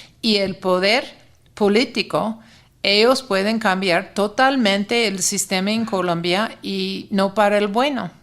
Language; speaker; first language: Spanish; non-native, fluent; English